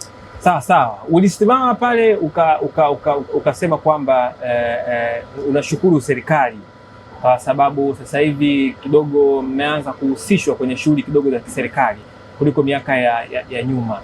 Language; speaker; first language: Swahili; native; Swahili